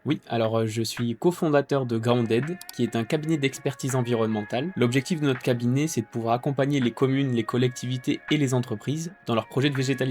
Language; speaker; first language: French; native; French